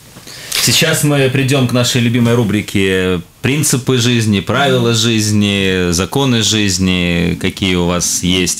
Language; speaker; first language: Russian; native; Russian